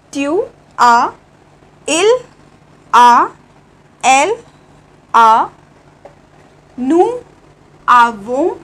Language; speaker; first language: French; non-native, fluent; Hindi